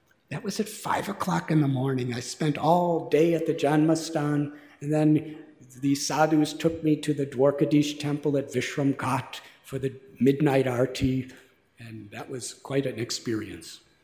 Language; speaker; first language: English; native; English